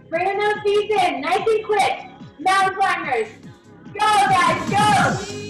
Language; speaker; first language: English; native; English